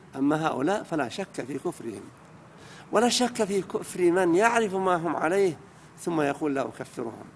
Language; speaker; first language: Arabic; native; Arabic